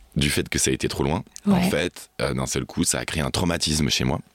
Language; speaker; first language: French; native; French